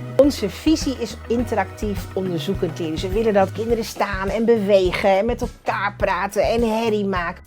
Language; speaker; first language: Dutch; early bilingual, other home language; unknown